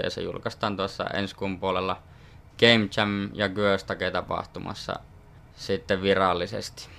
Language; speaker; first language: Finnish; native; Finnish